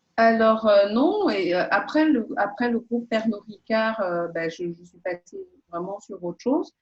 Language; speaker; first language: French; non-native, local second language; Portuguese